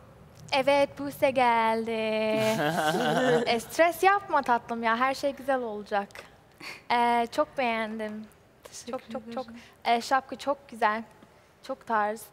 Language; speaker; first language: Turkish; non-native, learner; English